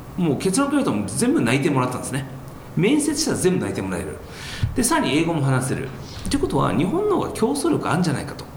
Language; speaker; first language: Japanese; early bilingual, heritage; Japanese